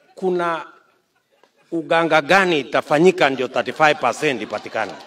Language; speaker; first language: Swahili; non-native, local second language; Kalenjin